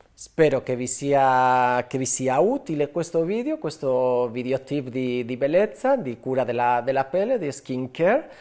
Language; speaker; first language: Italian; non-native, fluent; Spanish